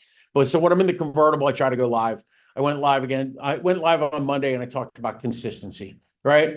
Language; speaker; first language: English; native; English